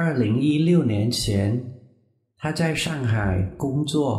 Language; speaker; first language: Chinese; non-native, fluent; Vietnamese